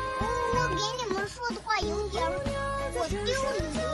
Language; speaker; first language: Chinese; non-native, local second language; Uyghur